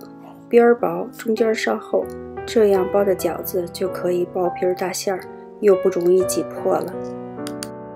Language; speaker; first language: Chinese; native; Chinese